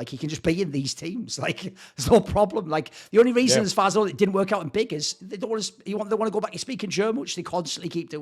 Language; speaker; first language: English; native; English